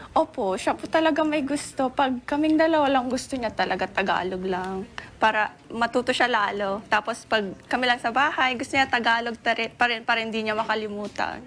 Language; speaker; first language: Filipino; non-native, local second language; Iloko